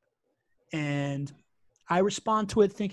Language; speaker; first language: English; early bilingual, other home language; Spanish